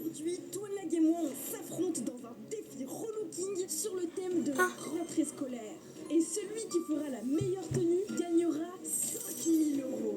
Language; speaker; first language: French; native; French